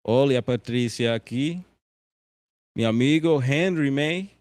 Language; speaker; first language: Portuguese; non-native, learner; English